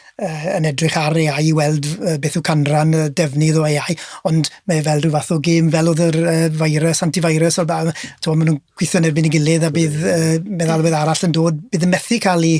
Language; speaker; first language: Welsh; native; Welsh